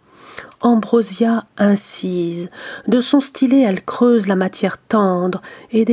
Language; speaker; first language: French; native; French